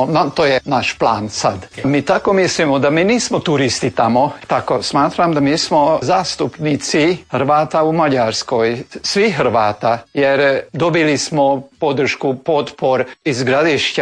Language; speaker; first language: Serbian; early bilingual, heritage; Croatian